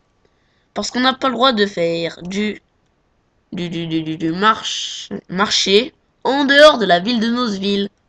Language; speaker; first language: French; native; French